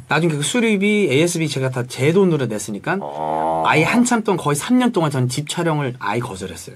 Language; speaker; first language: Korean; early bilingual, heritage; Korean